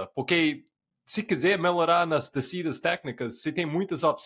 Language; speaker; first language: Portuguese; non-native, fluent; English